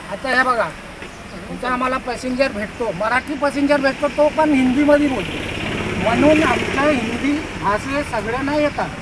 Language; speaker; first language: Marathi; non-native, learner; Hindi